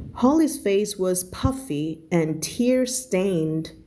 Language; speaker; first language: English; non-native, fluent; Thai